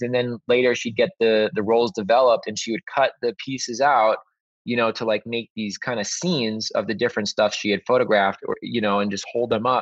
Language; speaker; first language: English; native; English